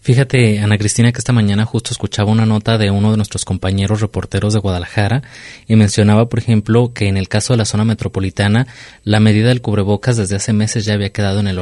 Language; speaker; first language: Spanish; native; Spanish